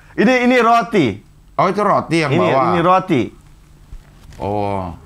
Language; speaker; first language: Indonesian; non-native, fluent; Uzbek